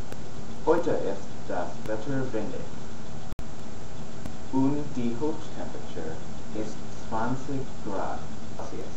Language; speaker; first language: German; non-native, learner; English